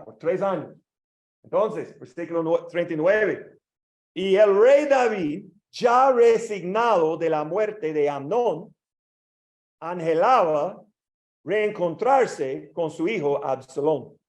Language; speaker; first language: Spanish; non-native, learner; English